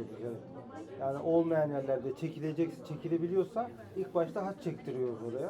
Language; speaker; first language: Turkish; native; Turkish